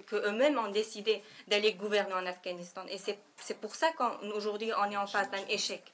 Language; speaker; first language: French; non-native, fluent; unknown